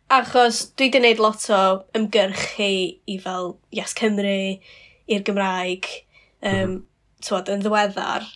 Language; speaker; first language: Welsh; non-native, fluent; English